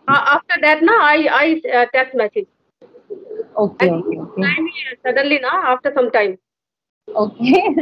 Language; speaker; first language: English; non-native, learner; Hindi